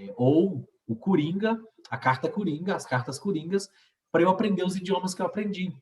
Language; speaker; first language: Portuguese; native; Portuguese